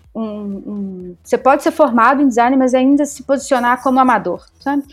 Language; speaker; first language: Portuguese; native; Portuguese